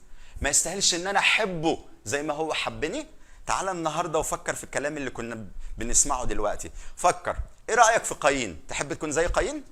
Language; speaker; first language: Arabic; native; Arabic